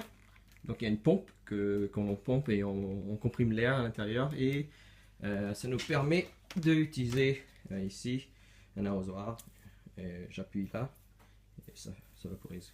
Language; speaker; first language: French; native; French